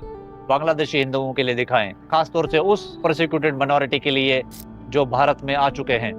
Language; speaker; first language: Hindi; native; Hindi